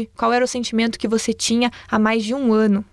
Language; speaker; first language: Portuguese; native; Portuguese